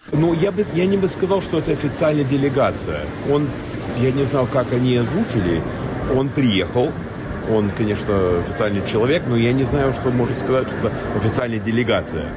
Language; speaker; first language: Russian; non-native, learner; English